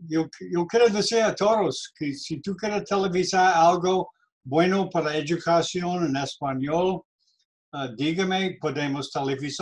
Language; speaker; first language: Spanish; non-native, learner; English